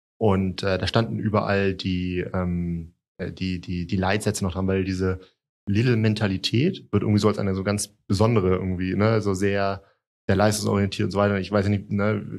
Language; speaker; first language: German; native; German